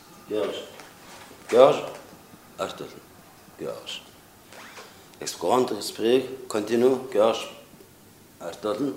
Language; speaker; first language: French; non-native, learner; Mongolian